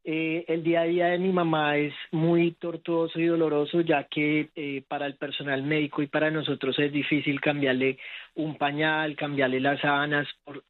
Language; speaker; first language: Spanish; native; Spanish